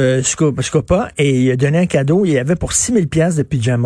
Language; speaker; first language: French; native; French